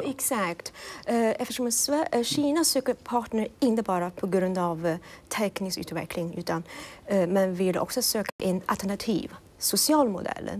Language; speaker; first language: Swedish; non-native, fluent; Chinese